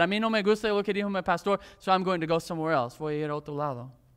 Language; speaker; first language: Spanish; non-native, fluent; English